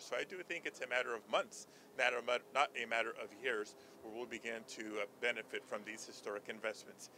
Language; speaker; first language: English; early bilingual, other home language; Spanish